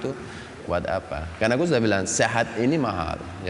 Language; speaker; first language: Indonesian; non-native, learner; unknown